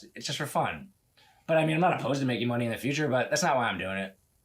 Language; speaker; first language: English; native; English